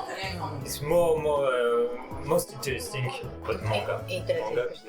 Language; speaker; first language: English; non-native, learner; French